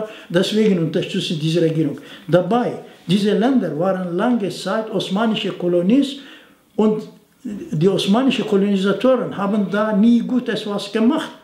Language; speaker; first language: German; non-native, fluent; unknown